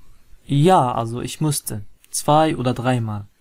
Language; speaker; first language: German; non-native, fluent; Arabic